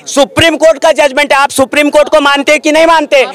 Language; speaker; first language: Hindi; non-native, local second language; Marathi